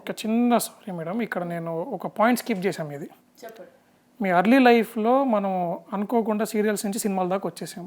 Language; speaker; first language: Telugu; native; Telugu